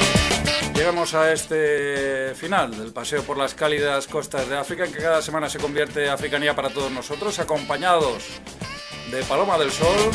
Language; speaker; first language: Spanish; native; Spanish